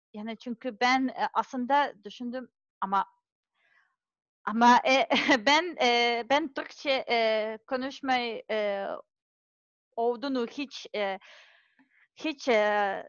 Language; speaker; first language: Turkish; non-native, learner; Serbian